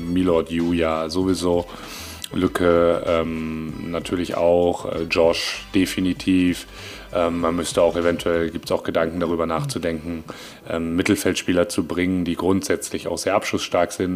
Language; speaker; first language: German; native; German